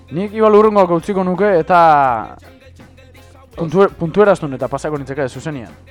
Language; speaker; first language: Basque; native; Basque